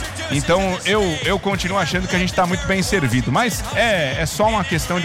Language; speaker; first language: Portuguese; native; Portuguese